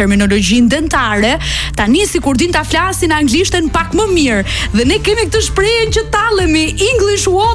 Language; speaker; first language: Albanian; native; Albanian